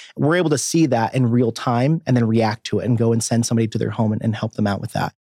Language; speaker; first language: English; native; English